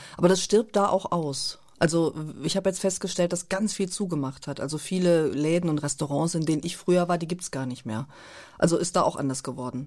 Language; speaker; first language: German; early bilingual, other home language; Turkish